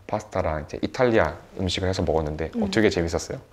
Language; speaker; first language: Korean; native; Korean